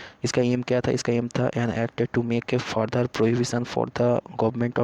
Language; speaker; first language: Hindi; native; Hindi